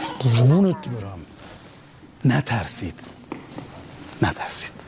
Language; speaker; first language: Persian; native; Persian